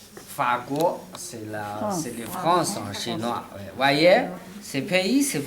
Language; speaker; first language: French; non-native, learner; Chinese